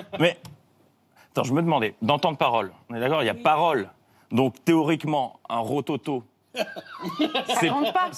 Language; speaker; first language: French; native; French